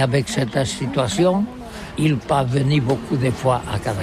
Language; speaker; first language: French; non-native, learner; Catalan